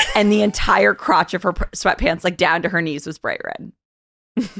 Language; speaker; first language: English; native; English